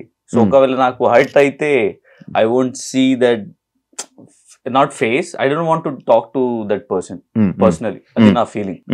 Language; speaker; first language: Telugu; non-native, learner; Hindi